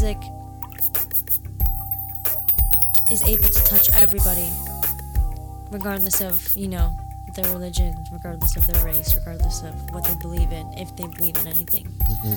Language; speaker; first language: English; native; English